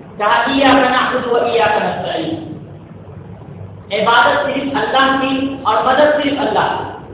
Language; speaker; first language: Urdu; native; Urdu